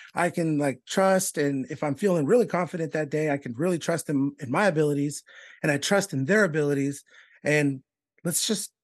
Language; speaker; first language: English; native; English